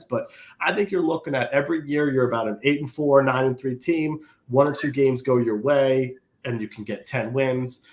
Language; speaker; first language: English; native; English